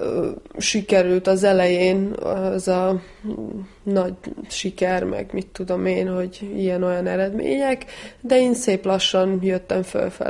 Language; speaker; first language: Hungarian; early bilingual, heritage; Hungarian